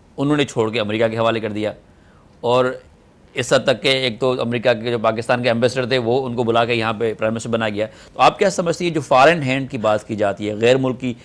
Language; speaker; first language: Urdu; non-native, local second language; Sindhi